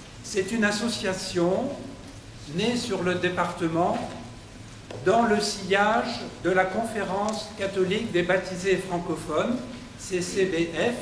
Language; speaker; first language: French; native; French